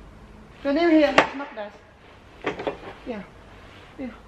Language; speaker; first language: German; non-native, learner; Filipino